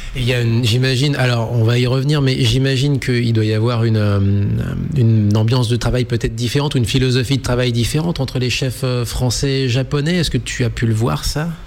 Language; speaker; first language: French; native; French